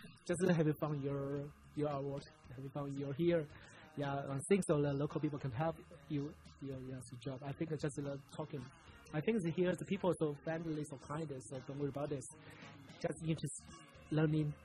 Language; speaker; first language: English; non-native, learner; Chinese